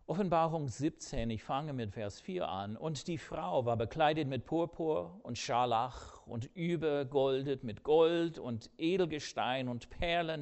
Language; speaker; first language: German; non-native, fluent; English